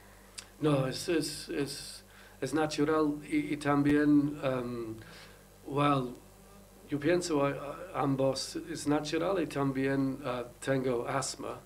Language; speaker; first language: Spanish; non-native, learner; English